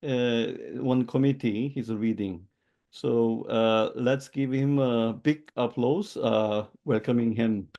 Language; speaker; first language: English; non-native, learner; Korean